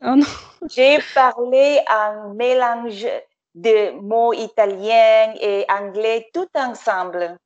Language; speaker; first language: French; non-native, fluent; English